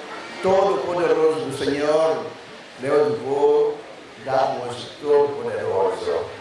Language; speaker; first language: Portuguese; non-native, learner; Lingala